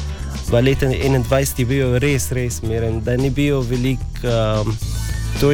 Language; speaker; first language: Slovenian; non-native, learner; English